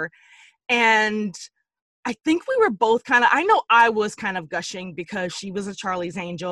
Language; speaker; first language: English; native; English